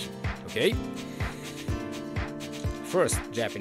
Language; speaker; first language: English; non-native, learner; Japanese